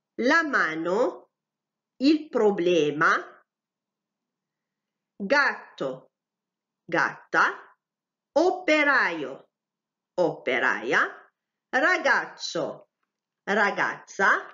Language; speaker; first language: Italian; non-native, fluent; Arabic